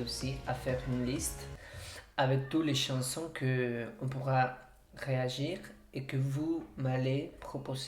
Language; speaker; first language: French; non-native, fluent; Spanish